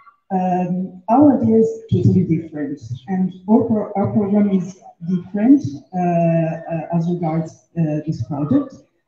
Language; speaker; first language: English; non-native, fluent; Italian